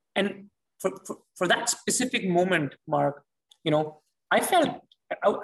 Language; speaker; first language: English; non-native, local second language; Hindi